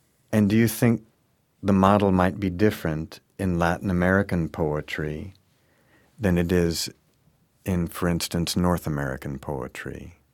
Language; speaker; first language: English; native; English